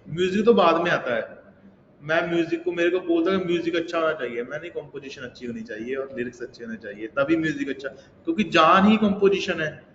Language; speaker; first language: Hindi; non-native, local second language; Punjabi